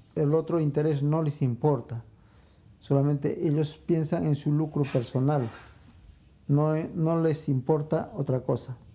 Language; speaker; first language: Spanish; non-native, local second language; Quechua